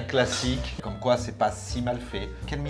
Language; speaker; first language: French; native; French